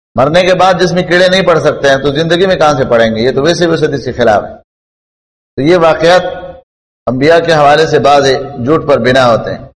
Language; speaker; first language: Urdu; non-native, local second language; Pashto